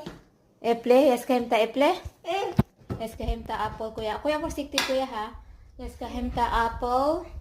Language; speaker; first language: Swedish; non-native, learner; Filipino